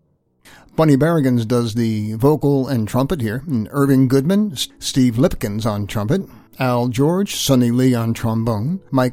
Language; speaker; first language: English; native; English